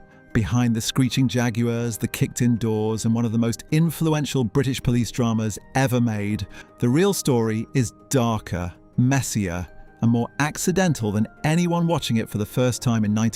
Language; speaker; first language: English; native; English